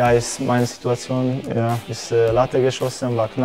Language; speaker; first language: German; non-native, learner; Hungarian